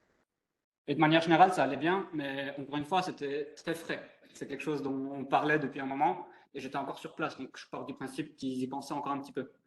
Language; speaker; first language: French; native; French